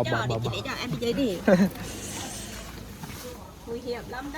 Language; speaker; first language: Vietnamese; native; Vietnamese